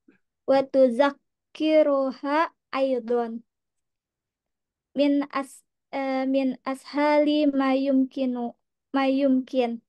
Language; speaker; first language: Arabic; non-native, learner; Indonesian